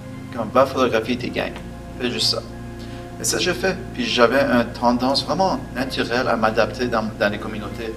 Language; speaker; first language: French; early bilingual, other home language; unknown